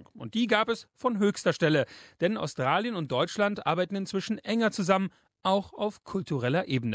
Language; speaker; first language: German; native; German